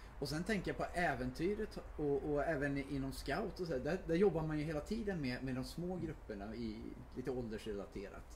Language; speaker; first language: Swedish; native; Swedish